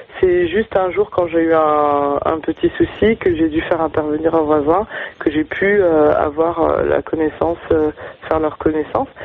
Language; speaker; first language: French; native; French